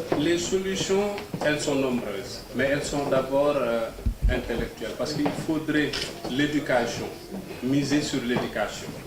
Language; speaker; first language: French; non-native, local second language; Wolof